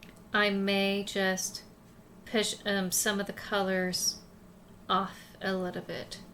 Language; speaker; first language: English; native; English